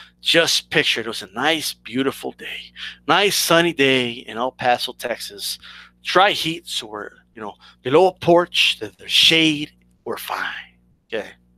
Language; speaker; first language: English; early bilingual, other home language; Spanish